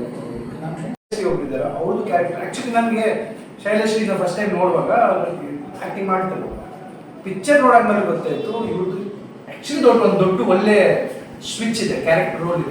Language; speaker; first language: Kannada; non-native, local second language; Tulu